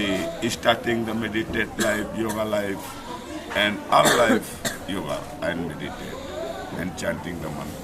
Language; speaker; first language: English; non-native, learner; Hindi